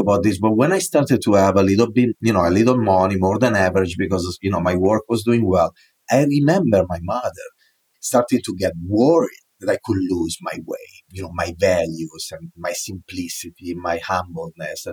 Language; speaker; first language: English; non-native, fluent; Italian